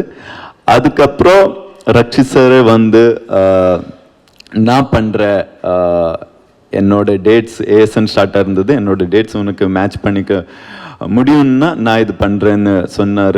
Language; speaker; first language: Tamil; non-native, learner; Kannada